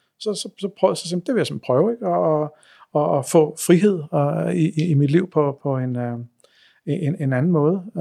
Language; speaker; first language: Danish; native; Danish